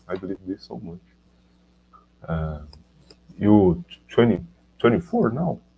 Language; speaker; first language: English; non-native, learner; Portuguese